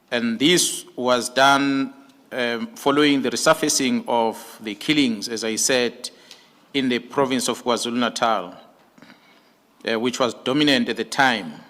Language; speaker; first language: English; non-native, local second language; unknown